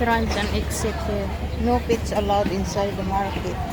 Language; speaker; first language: English; non-native, learner; Filipino